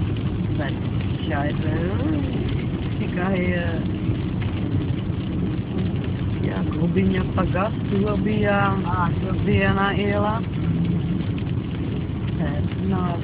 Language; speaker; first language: Latvian; non-native, learner; Dutch